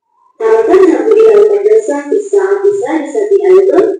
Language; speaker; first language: Arabic; non-native, learner; Indonesian